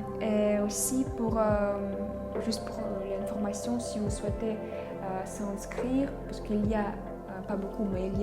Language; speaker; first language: French; non-native, fluent; Russian